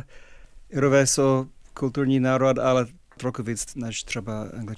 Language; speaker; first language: Czech; non-native, fluent; English